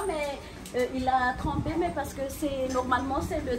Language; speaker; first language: French; non-native, local second language; Malagasy